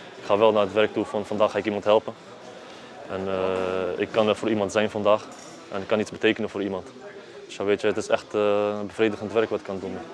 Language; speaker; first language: Dutch; early bilingual, other home language; Bosnian